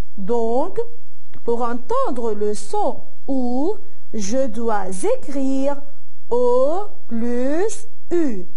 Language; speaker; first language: French; non-native, local second language; Arabic